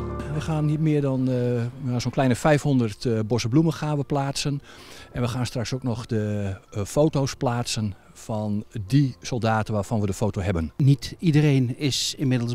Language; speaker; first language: Dutch; native; Dutch